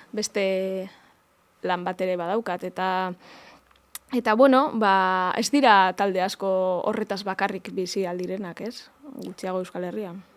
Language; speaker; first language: Basque; native; Basque